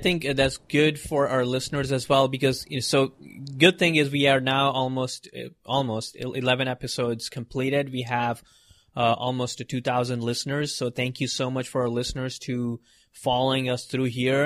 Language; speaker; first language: English; non-native, local second language; Hindi